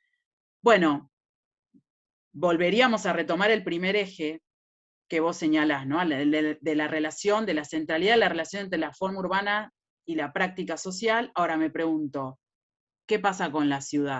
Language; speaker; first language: Spanish; native; Spanish